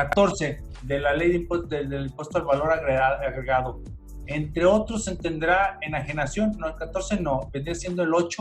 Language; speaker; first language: Spanish; native; Spanish